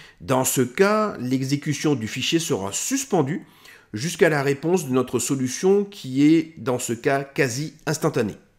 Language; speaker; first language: French; native; French